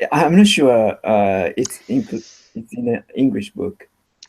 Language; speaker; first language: English; non-native, learner; Japanese